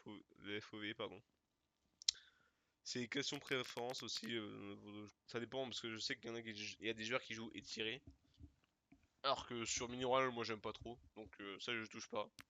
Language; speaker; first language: French; native; French